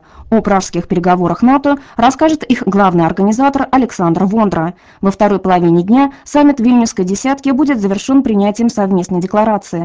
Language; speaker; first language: Russian; native; Russian